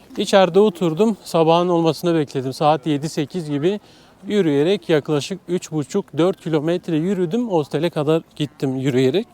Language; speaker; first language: Turkish; native; Turkish